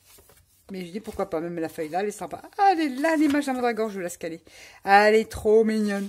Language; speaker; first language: French; native; French